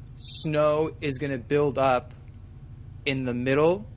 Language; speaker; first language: English; native; English